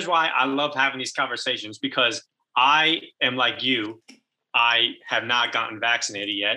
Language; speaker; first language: English; native; English